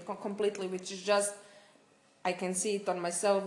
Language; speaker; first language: English; non-native, fluent; Croatian